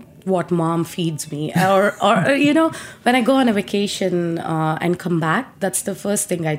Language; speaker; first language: English; non-native, local second language; Telugu